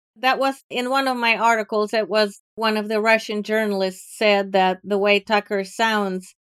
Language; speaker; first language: English; non-native, fluent; Ukrainian